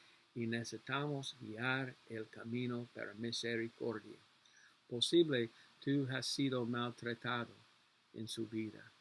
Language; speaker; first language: Spanish; non-native, learner; English